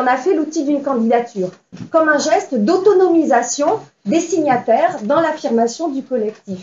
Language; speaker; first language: French; native; French